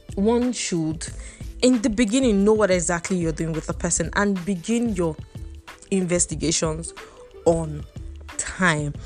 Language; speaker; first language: English; non-native, local second language; Igbo